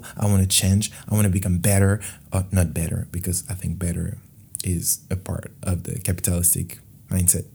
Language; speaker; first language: English; non-native, fluent; French